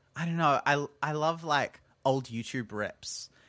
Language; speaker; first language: English; native; English